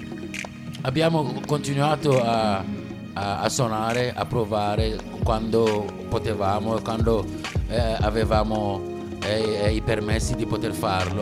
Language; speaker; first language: Italian; non-native, local second language; Wolof